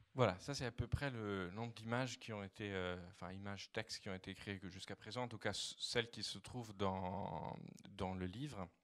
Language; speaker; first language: French; non-native, fluent; Italian